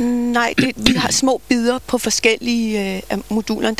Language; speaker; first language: Danish; native; Danish